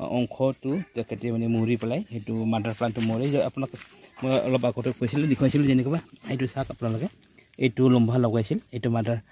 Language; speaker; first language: Assamese; non-native, local second language; Garo